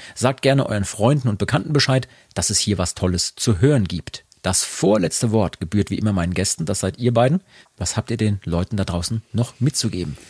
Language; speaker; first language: German; native; German